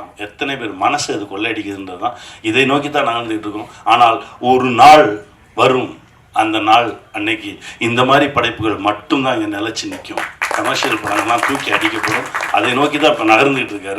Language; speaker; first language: Tamil; native; Tamil